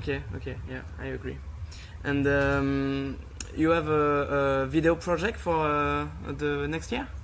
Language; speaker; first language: English; non-native, learner; French